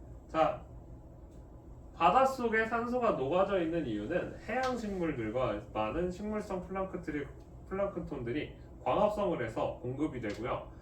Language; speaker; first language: Korean; native; Korean